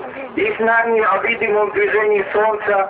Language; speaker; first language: Russian; non-native, fluent; Serbian